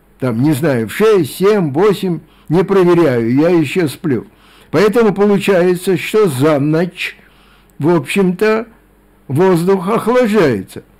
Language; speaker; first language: Russian; native; Russian